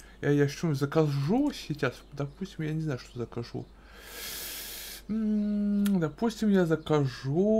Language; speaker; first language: Russian; native; Russian